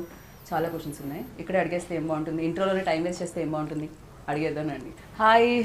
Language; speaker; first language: Telugu; native; Telugu